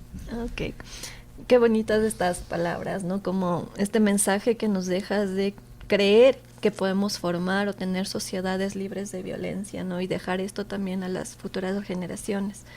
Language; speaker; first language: Spanish; native; Spanish